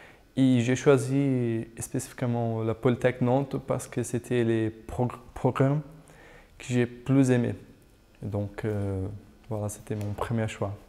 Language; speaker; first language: French; non-native, fluent; Portuguese